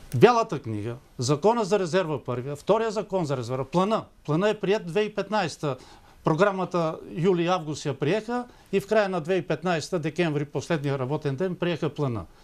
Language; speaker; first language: Bulgarian; native; Bulgarian